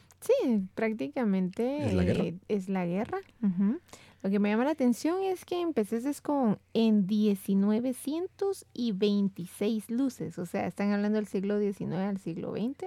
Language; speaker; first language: Spanish; native; Spanish